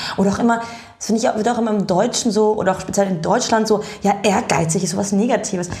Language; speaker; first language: German; early bilingual, other home language; Bulgarian